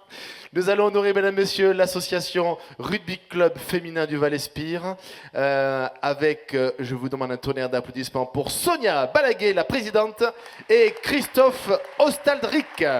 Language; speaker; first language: French; native; French